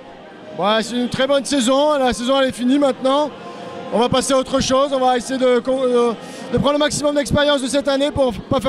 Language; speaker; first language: French; native; French